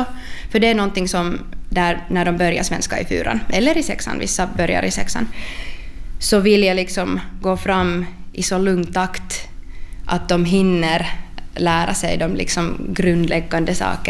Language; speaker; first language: Swedish; non-native, local second language; Finnish